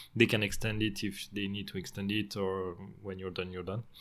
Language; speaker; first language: English; non-native, fluent; French